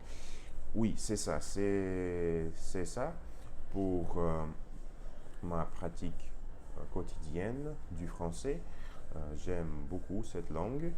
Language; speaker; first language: French; non-native, learner; Russian